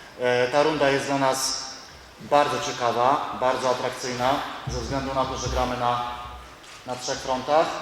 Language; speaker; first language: Polish; native; Polish